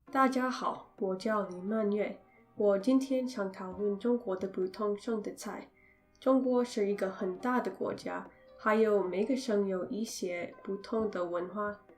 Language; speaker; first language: Chinese; non-native, learner; English